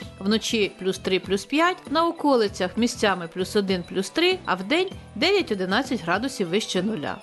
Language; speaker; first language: Ukrainian; native; Ukrainian